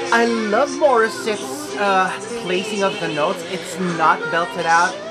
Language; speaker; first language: English; non-native, local second language; Filipino